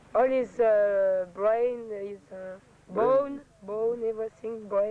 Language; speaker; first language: English; non-native, fluent; French